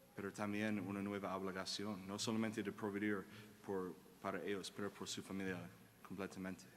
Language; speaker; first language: Spanish; non-native, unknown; English